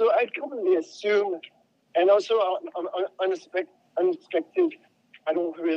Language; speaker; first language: English; non-native, fluent; French